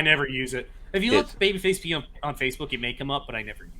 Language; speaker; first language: English; native; English